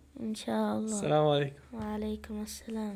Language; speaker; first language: Arabic; early bilingual, other home language; Chechen